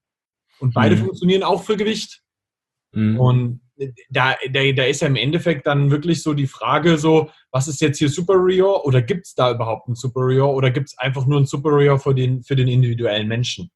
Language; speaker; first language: German; native; German